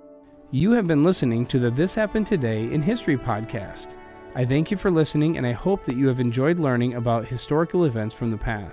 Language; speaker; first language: English; native; English